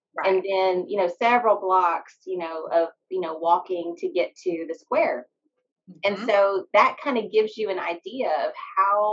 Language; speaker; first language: English; native; English